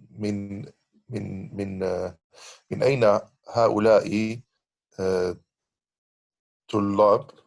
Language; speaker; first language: Arabic; non-native, learner; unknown